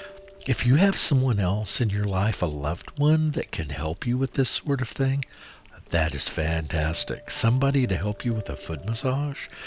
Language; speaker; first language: English; native; English